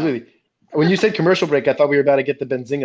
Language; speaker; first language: English; native; English